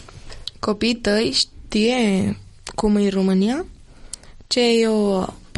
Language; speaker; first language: Romanian; early bilingual, heritage; Romanian